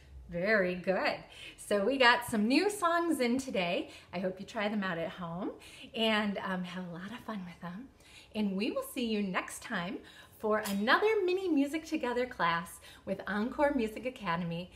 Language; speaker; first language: English; native; English